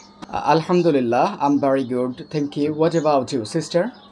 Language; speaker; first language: English; non-native, learner; Bangla